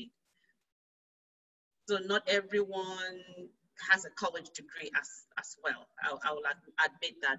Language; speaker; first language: English; non-native, local second language; Yoruba